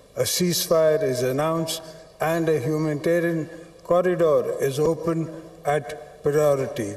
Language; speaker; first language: English; non-native, local second language; Sindhi